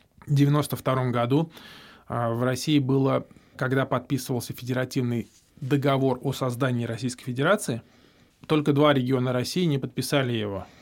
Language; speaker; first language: Russian; native; Russian